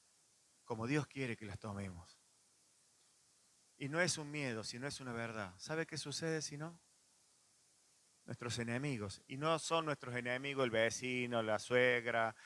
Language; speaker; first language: Spanish; native; Spanish